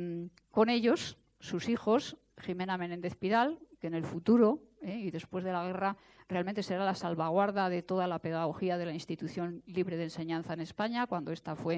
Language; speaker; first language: Spanish; native; Spanish